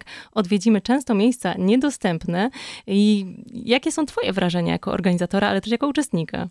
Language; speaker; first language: Polish; native; Polish